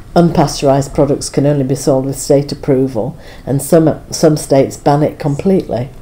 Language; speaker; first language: English; native; English